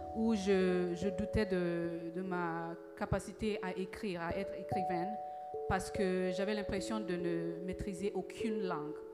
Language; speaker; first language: French; early bilingual, other home language; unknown